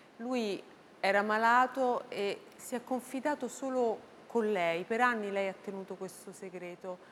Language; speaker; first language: Italian; native; Italian